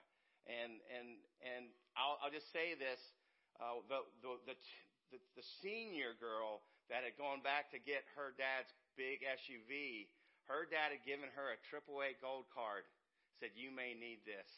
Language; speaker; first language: English; native; English